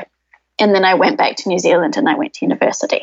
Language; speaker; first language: English; native; English